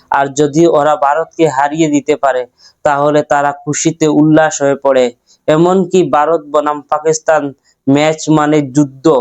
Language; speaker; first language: Bangla; non-native, local second language; Sylheti